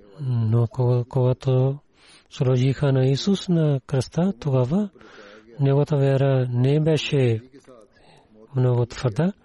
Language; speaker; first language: Bulgarian; non-native, learner; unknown